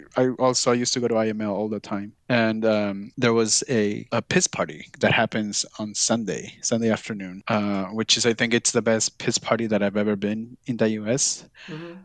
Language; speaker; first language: English; non-native, fluent; Spanish